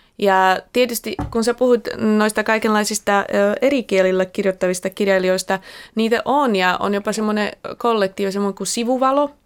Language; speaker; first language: Finnish; non-native, fluent; Slovak